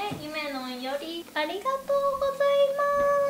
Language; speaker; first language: Japanese; native; Japanese